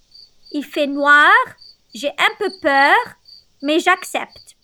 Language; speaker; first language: French; non-native, local second language; Arabic